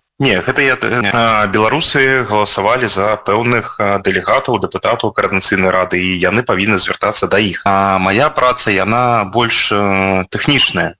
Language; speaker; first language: Belarusian; native; Belarusian